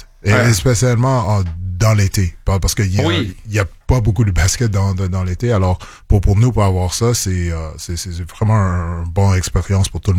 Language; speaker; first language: French; non-native, local second language; English